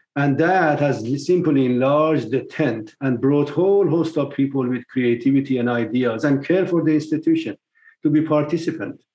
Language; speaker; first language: English; non-native, fluent; Persian